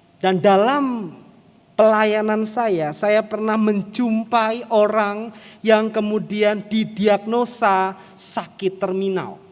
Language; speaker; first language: Indonesian; native; Indonesian